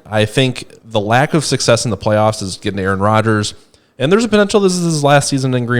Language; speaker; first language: English; native; English